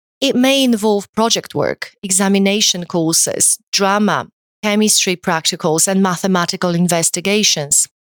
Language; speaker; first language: English; non-native, fluent; Polish